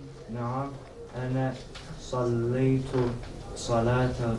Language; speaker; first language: Arabic; non-native, learner; Bosnian